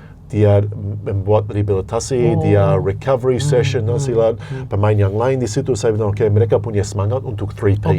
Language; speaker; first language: Indonesian; non-native, fluent; English